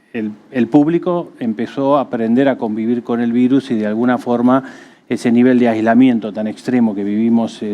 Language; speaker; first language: Spanish; native; Spanish